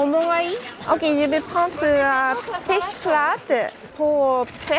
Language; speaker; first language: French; non-native, learner; Japanese